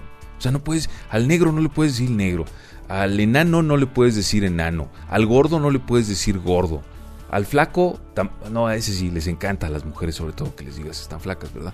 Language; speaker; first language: Spanish; native; Spanish